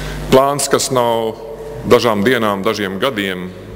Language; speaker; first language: Latvian; native; Latvian